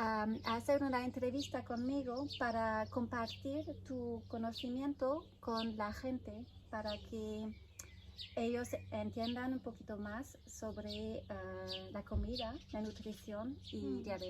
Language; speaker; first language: Spanish; non-native, fluent; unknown